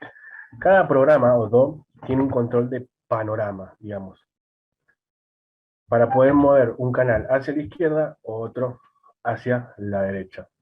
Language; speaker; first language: Spanish; native; Spanish